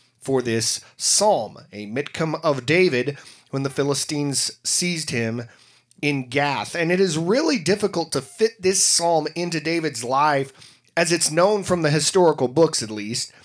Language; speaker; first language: English; native; English